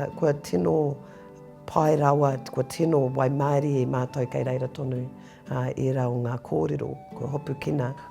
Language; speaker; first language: Māori; non-native, local second language; English